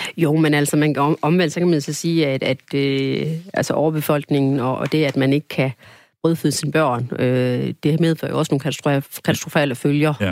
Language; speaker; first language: Danish; early bilingual, other home language; Tamil